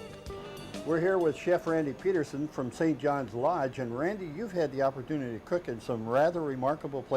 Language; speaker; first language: English; native; English